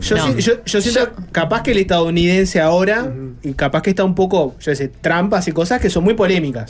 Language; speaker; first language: Spanish; native; Spanish